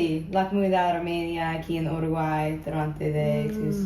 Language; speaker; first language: Spanish; non-native, learner; English